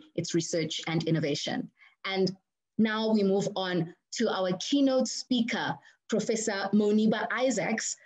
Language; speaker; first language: English; non-native, local second language; Zulu